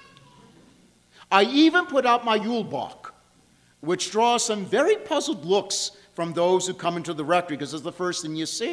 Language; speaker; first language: English; native; English